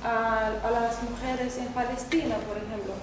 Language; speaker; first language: Spanish; non-native, learner; Arabic